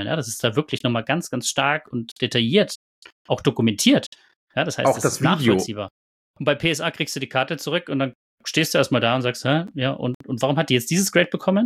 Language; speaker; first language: German; native; German